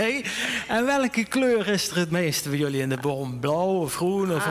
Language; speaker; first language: Dutch; native; Dutch